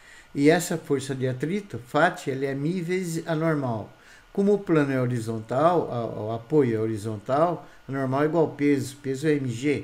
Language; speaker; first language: Portuguese; native; Portuguese